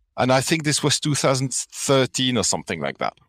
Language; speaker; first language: English; non-native, fluent; French